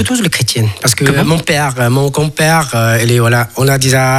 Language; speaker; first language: French; non-native, learner; Chinese